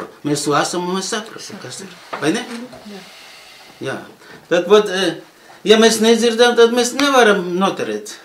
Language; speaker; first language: Latvian; non-native, local second language; Russian